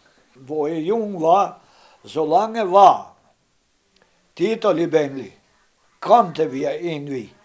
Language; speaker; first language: German; non-native, learner; Romany